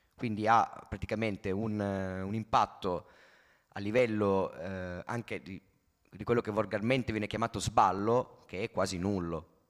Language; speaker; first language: Italian; native; Italian